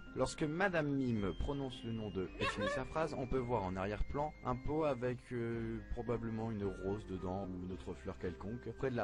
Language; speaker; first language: French; native; French